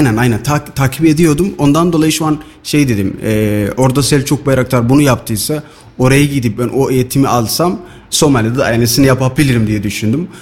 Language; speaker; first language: Turkish; non-native, fluent; Somali